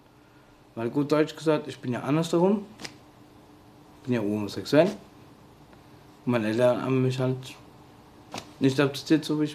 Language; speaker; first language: German; early bilingual, other home language; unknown